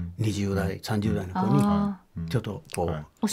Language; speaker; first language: Japanese; native; Japanese